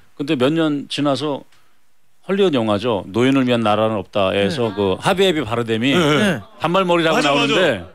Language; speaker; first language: Korean; native; Korean